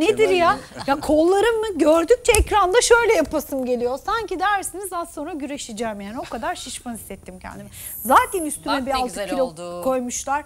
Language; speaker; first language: Turkish; native; Turkish